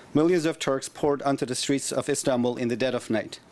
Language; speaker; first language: English; non-native, fluent; Turkish